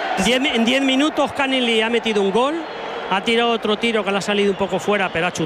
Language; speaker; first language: Spanish; native; Spanish